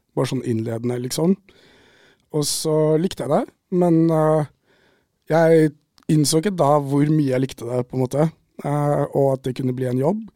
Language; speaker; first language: Norwegian; native; Norwegian